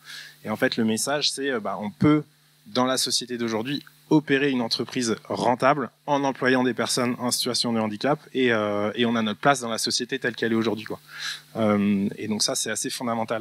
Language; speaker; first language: French; native; French